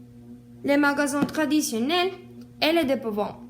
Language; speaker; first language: French; non-native, learner; Spanish